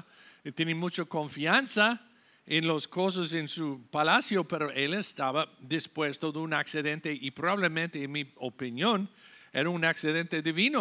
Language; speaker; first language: Spanish; non-native, learner; English